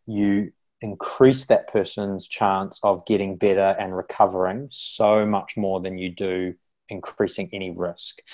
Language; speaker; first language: English; native; English